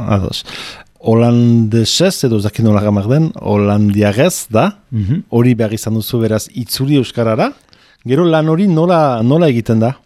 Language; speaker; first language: Basque; native; Basque